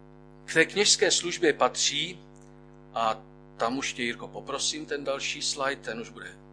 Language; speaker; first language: Czech; native; Czech